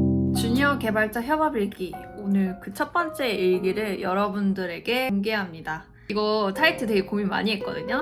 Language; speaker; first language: Korean; native; Korean